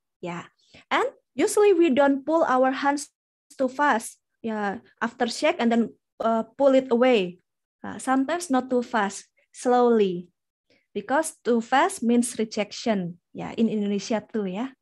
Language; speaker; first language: English; non-native, fluent; Indonesian